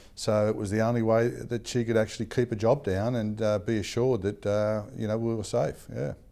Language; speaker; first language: English; native; English